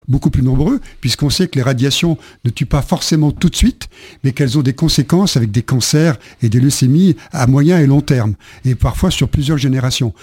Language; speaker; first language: French; native; French